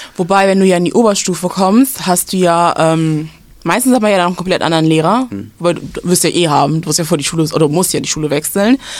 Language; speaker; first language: German; native; German